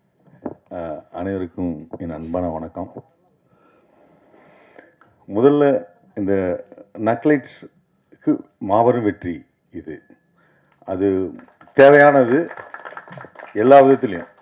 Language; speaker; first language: Tamil; native; Tamil